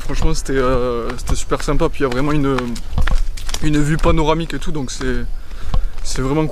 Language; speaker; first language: French; native; French